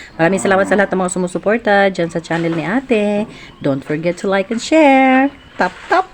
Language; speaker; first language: Filipino; non-native, local second language; Cebuano